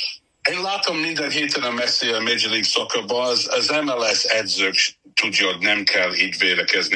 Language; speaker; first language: Hungarian; non-native, learner; English